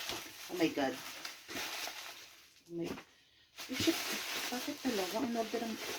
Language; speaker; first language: Filipino; native; Filipino